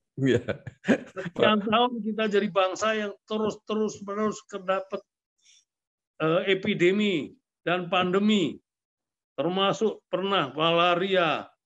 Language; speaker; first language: Indonesian; native; Indonesian